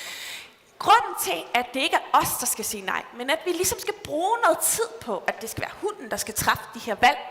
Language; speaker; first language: Danish; native; Danish